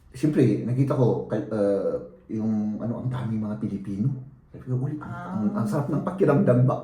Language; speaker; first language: Filipino; non-native, local second language; Iloko